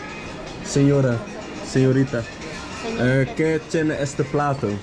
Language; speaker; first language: Spanish; non-native, learner; Dutch